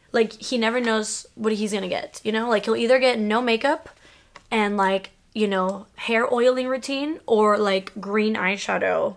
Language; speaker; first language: English; early bilingual, other home language; Spanish